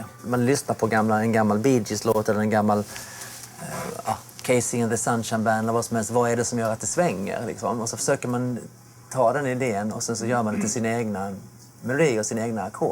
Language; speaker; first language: Swedish; native; Swedish